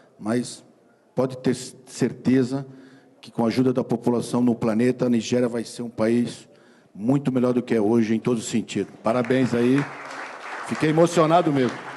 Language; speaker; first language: Portuguese; native; Portuguese